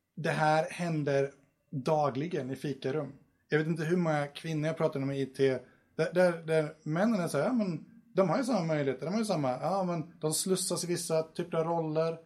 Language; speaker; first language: Swedish; native; Swedish